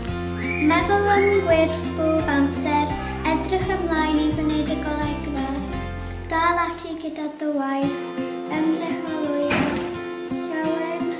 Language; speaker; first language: Welsh; non-native, local second language; English